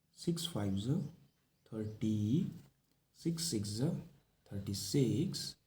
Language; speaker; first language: English; non-native, local second language; Hindi